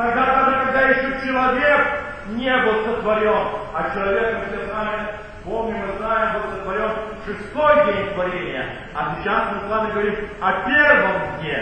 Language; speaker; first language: Russian; native; Russian